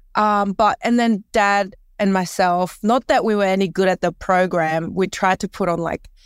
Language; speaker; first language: English; early bilingual, other home language; Korean